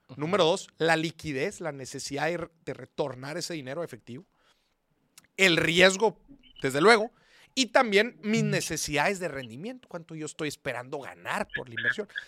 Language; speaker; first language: Spanish; native; Spanish